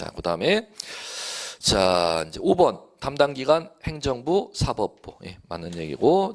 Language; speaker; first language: Korean; native; Korean